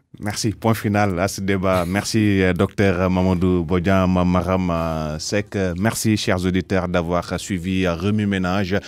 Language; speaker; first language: French; non-native, local second language; Wolof